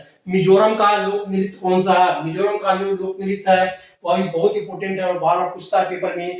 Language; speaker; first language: Hindi; native; Hindi